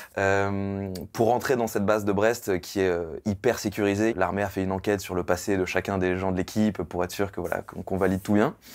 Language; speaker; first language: French; native; French